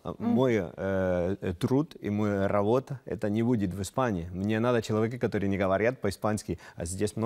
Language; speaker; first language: Russian; non-native, learner; Spanish